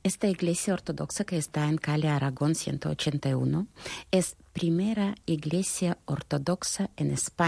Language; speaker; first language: Spanish; non-native, fluent; Russian